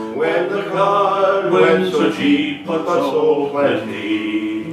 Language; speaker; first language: English; native; English